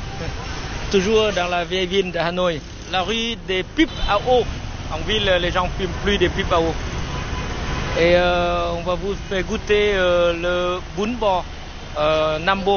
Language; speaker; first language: French; non-native, fluent; Vietnamese